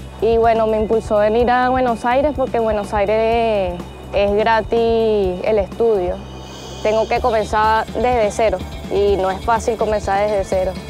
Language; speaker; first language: Spanish; native; Spanish